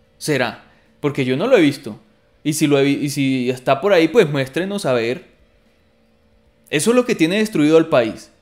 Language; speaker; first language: Spanish; native; Spanish